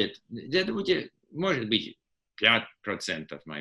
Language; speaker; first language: Russian; non-native, fluent; English